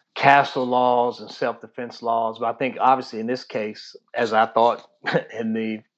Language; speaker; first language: English; native; English